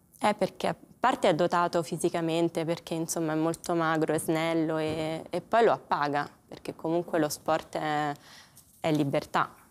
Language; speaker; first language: Italian; native; Italian